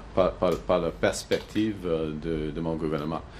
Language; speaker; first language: French; non-native, local second language; English